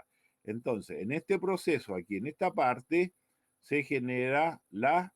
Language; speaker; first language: Spanish; native; Spanish